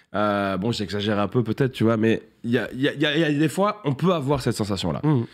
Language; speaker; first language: French; native; French